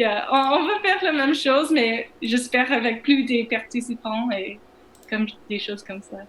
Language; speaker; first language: French; non-native, learner; English